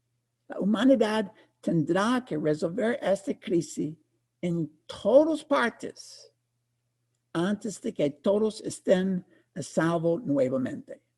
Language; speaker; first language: Spanish; non-native, fluent; English